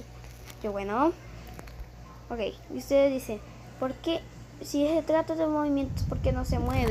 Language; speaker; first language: Spanish; native; Spanish